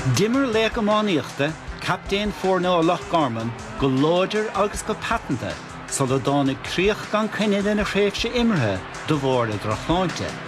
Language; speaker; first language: Irish; native; Irish